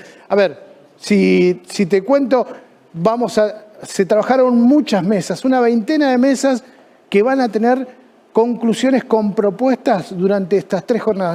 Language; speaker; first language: Spanish; native; Spanish